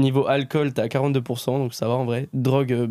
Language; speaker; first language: French; native; French